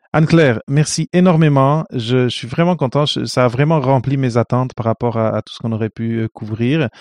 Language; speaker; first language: French; non-native, fluent; Portuguese